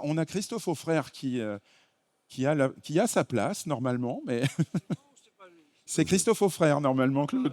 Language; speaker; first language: French; native; French